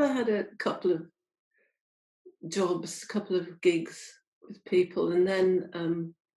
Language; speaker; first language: English; native; English